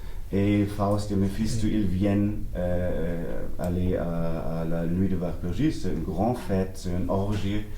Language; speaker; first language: French; non-native, learner; German